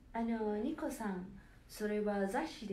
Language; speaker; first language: Japanese; non-native, learner; Malay